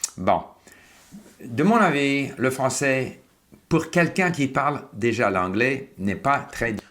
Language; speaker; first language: French; non-native, fluent; English